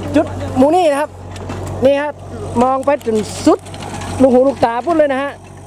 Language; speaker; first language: Thai; native; Thai